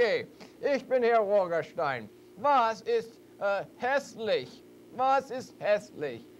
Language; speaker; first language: German; non-native, learner; English